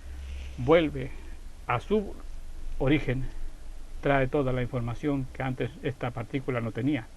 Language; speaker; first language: Spanish; native; Spanish